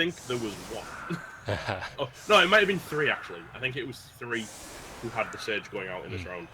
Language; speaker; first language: English; native; English